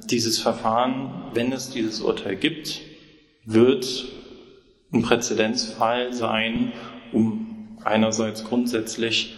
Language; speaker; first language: German; native; German